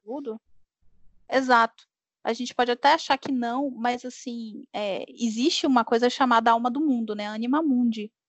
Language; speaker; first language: Portuguese; native; Portuguese